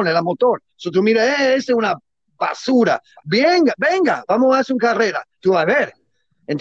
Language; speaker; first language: Spanish; non-native, learner; English